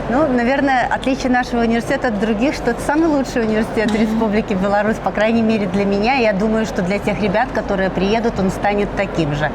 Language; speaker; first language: Russian; native; Russian